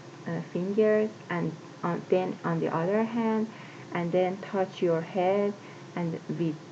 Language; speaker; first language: English; non-native, fluent; Persian